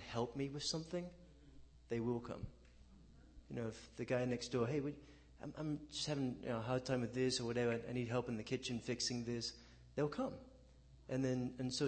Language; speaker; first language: English; native; English